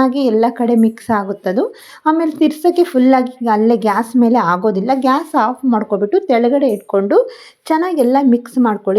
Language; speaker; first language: Kannada; native; Kannada